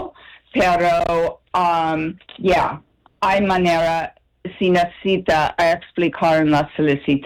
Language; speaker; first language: Spanish; non-native, learner; English